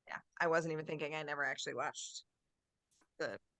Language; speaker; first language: English; native; English